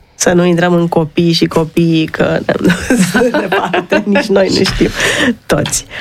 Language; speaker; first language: Romanian; native; Romanian